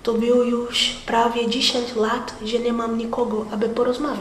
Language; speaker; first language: Polish; non-native, learner; Portuguese